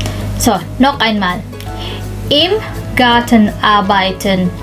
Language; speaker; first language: German; non-native, local second language; Filipino